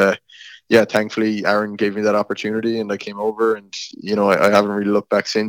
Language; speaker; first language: English; native; English